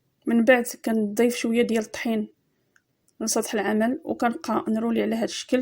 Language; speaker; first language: Arabic; native; Arabic